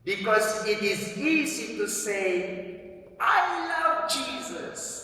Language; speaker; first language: English; non-native, local second language; Filipino